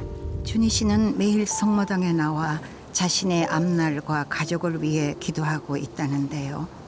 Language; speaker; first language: Korean; native; Korean